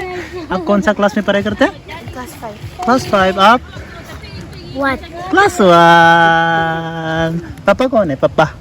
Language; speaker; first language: Hindi; non-native, local second language; Bodo